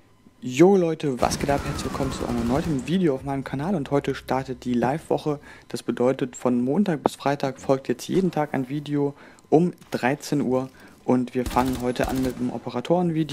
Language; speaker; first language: German; native; German